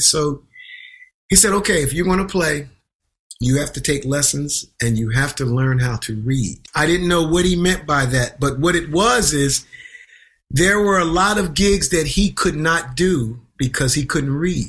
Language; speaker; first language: English; native; English